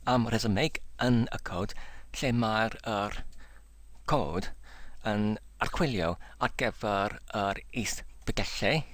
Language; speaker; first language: Welsh; non-native, learner; English